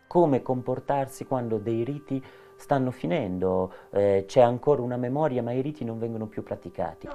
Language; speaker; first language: Italian; native; Italian